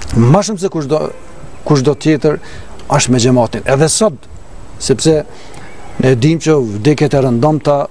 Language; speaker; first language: Albanian; native; Albanian